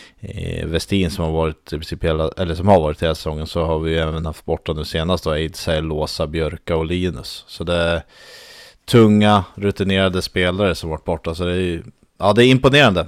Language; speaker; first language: Swedish; native; Swedish